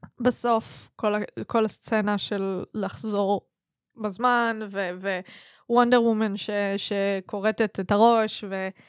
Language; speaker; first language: Hebrew; native; Hebrew